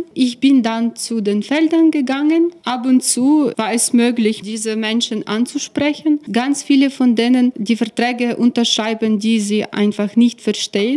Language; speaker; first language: German; non-native, fluent; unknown